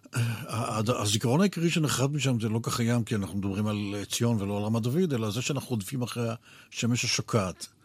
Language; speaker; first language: Hebrew; native; Hebrew